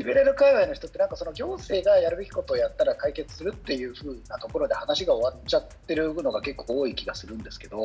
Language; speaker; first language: Japanese; native; Japanese